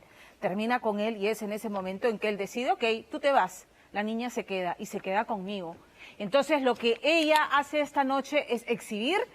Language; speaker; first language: Spanish; native; Spanish